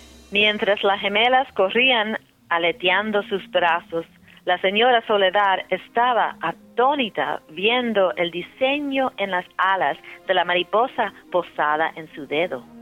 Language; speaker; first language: Spanish; early bilingual, heritage; Spanish